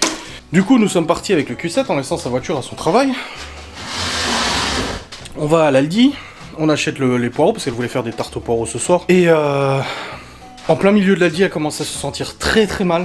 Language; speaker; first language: French; native; French